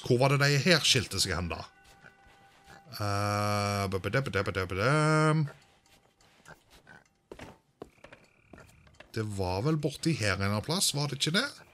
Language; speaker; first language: Norwegian; native; Norwegian